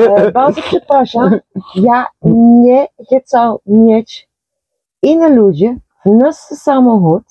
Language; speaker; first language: Polish; non-native, learner; Dutch